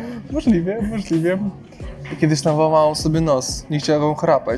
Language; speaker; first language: Polish; non-native, fluent; Russian